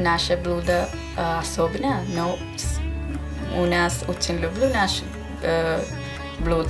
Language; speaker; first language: Russian; non-native, learner; Malayalam